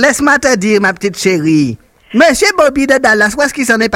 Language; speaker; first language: French; native; French